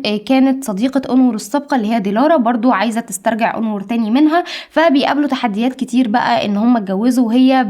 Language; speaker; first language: Arabic; native; Arabic